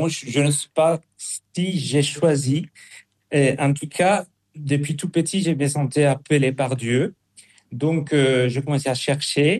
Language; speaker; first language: French; non-native, fluent; Spanish